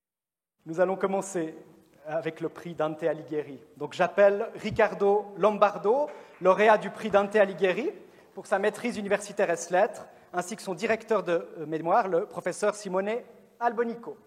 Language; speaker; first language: French; native; French